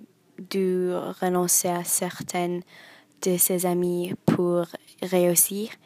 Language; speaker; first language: French; non-native, learner; English